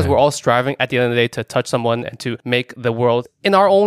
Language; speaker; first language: English; native; English